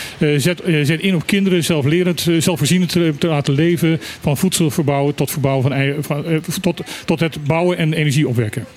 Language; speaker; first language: Dutch; non-native, local second language; Papiamento